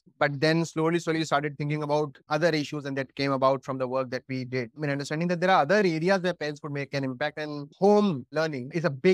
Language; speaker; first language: English; non-native, local second language; Hindi